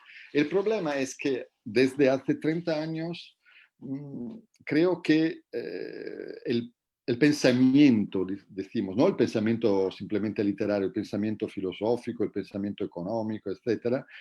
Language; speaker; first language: Spanish; non-native, fluent; Italian